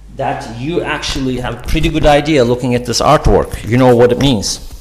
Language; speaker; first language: English; non-native, fluent; Turkish